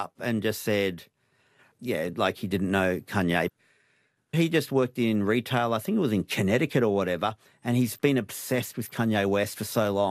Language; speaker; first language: English; native; English